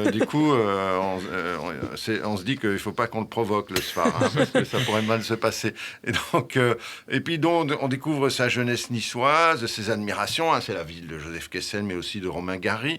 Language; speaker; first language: French; native; French